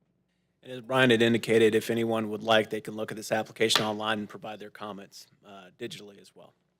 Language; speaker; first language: English; native; English